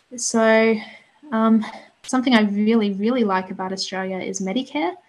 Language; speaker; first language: English; native; English